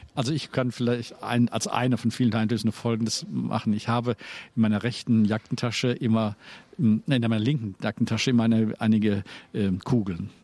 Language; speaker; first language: German; native; German